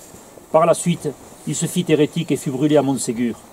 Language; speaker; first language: French; native; French